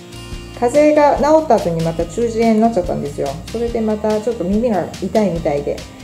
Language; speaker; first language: Japanese; native; Japanese